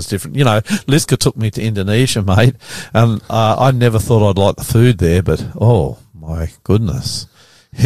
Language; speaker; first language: English; native; English